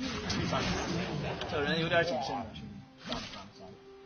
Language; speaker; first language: Chinese; native; Chinese